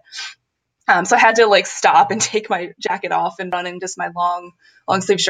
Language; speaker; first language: English; native; English